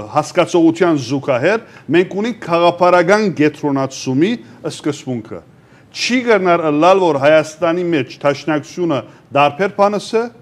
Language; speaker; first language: Armenian; early bilingual, heritage; Armenian